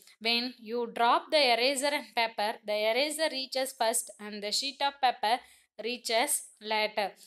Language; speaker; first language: English; non-native, local second language; Tamil